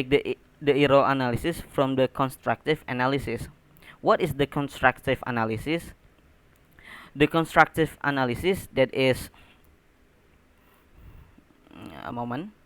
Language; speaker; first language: English; non-native, learner; Indonesian